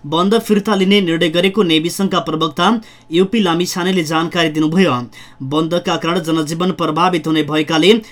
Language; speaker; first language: Nepali; native; Nepali